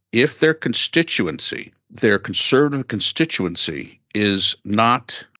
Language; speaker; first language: English; native; English